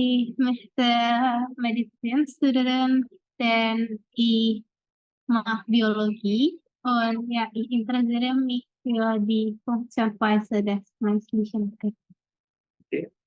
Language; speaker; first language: German; non-native, learner; Indonesian